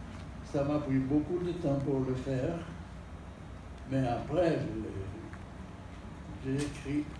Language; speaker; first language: French; non-native, local second language; Haitian Creole